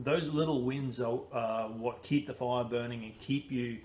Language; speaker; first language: English; native; English